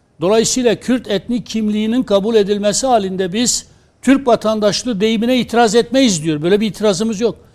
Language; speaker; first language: Turkish; non-native, local second language; Kurdish